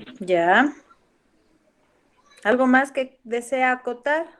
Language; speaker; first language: Spanish; native; Spanish